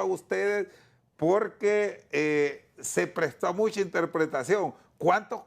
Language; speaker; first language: Spanish; native; Spanish